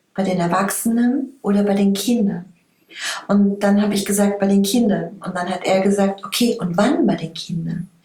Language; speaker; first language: German; native; German